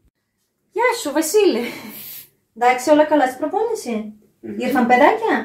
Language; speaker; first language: Greek; native; Greek